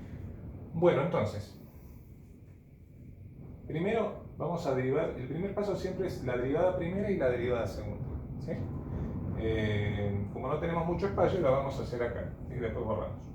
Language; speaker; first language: Spanish; native; Spanish